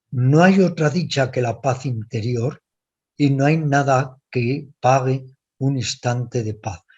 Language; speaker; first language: Spanish; native; Spanish